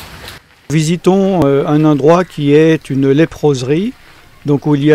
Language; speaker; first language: French; native; French